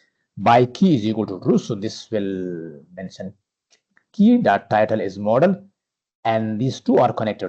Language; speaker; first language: English; non-native, fluent; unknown